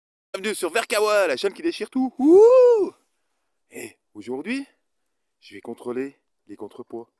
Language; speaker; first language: French; native; French